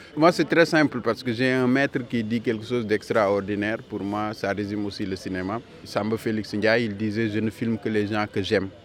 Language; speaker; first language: French; non-native, local second language; Wolof